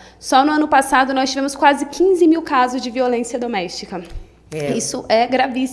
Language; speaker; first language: Portuguese; native; Portuguese